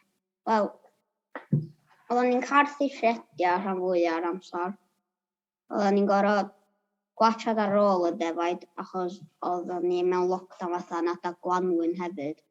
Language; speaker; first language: Welsh; native; Welsh